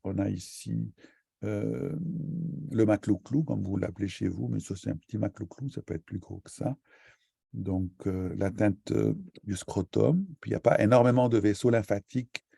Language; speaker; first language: French; native; French